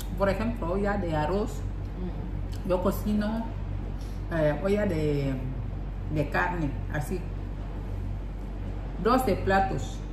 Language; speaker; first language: Spanish; non-native, learner; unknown